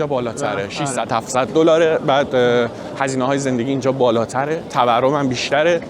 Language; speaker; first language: Persian; native; Persian